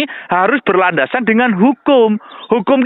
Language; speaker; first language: Indonesian; non-native, local second language; Javanese